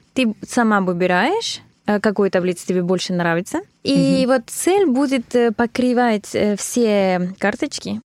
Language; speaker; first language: Russian; non-native, fluent; Spanish